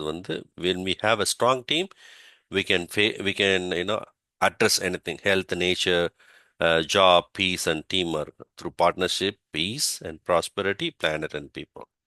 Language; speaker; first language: English; non-native, local second language; Tamil